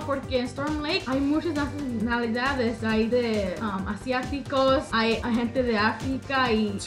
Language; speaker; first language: Spanish; early bilingual, heritage; English